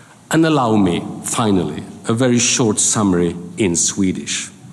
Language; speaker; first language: English; non-native, fluent; Swedish